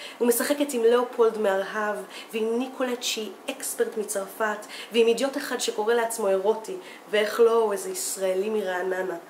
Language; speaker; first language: Hebrew; native; Hebrew